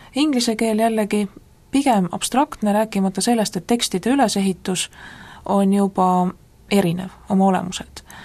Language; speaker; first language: Estonian; native; Estonian